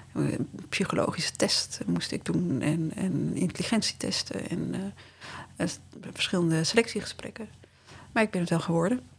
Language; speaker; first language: Dutch; early bilingual, other home language; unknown